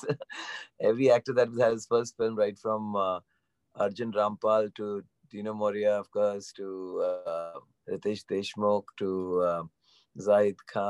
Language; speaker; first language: English; non-native, local second language; Bangla